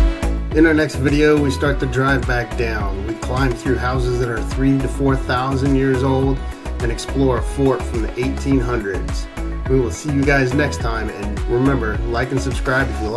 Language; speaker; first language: English; native; English